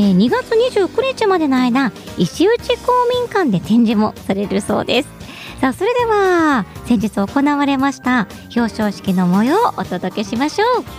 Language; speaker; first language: Japanese; native; Japanese